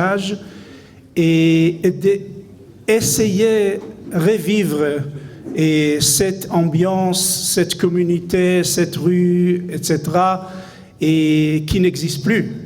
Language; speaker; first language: French; non-native, fluent; Hebrew